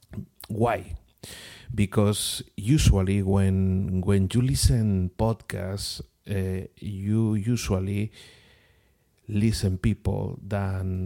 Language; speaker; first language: English; non-native, learner; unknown